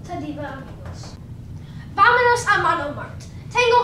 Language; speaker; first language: Spanish; non-native, learner; English